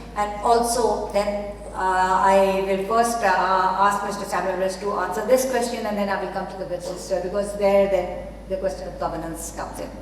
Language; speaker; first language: English; non-native, local second language; Urdu